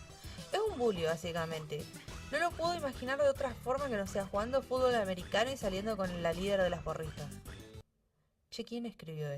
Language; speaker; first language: Spanish; native; Spanish